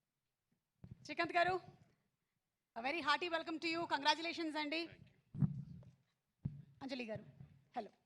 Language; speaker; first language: Telugu; native; Telugu